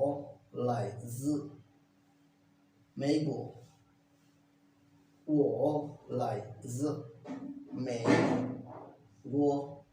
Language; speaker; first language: Chinese; non-native, learner; Bangla